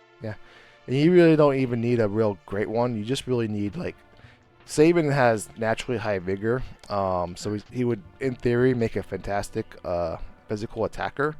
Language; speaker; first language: English; native; English